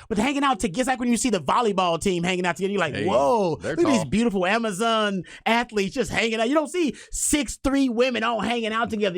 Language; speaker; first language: English; native; English